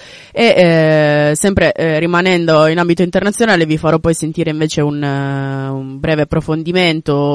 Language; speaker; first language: Italian; native; Italian